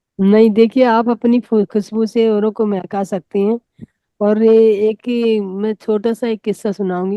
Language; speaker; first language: Hindi; native; Hindi